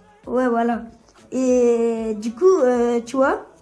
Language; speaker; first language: French; early bilingual, other home language; Turkish